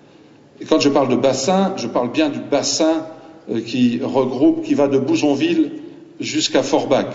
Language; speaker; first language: French; native; French